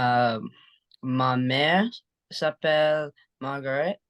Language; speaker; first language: French; non-native, learner; English